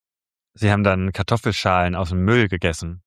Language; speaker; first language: German; native; German